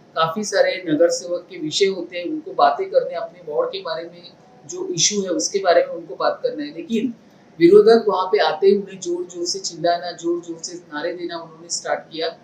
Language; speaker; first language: Hindi; non-native, local second language; Marathi